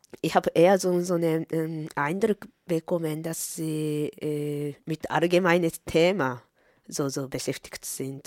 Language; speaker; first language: German; non-native, fluent; Japanese